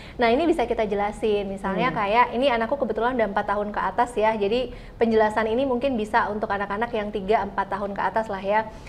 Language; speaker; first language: Indonesian; native; Indonesian